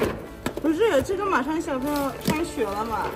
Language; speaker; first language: Chinese; non-native, fluent; Russian